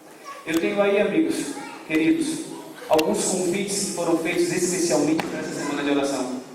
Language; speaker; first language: Portuguese; native; Portuguese